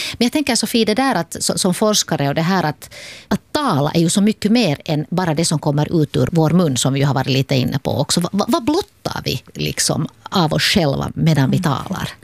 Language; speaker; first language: Swedish; native; Swedish